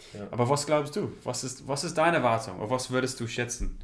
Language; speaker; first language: German; non-native, learner; English